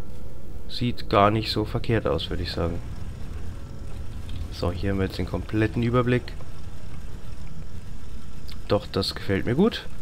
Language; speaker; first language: German; native; German